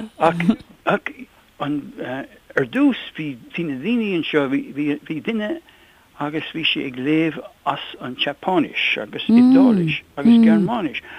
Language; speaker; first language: Irish; non-native, local second language; English